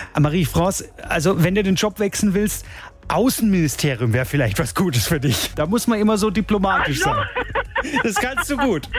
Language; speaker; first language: German; native; German